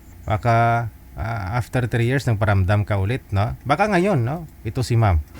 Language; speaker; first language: Filipino; native; Filipino